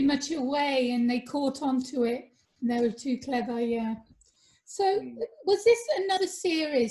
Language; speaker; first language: English; native; English